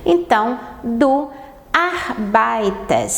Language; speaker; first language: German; non-native, fluent; Portuguese